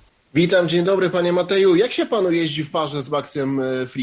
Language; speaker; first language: Polish; native; Polish